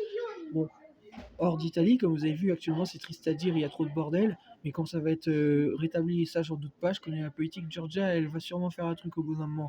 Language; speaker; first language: French; native; French